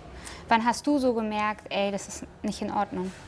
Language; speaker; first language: German; native; German